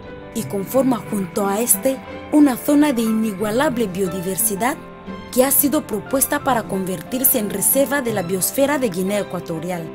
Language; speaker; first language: Spanish; native; Spanish